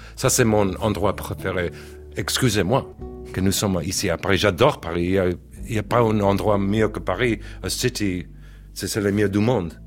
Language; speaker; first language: French; non-native, learner; English